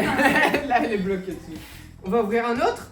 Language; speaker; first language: French; native; French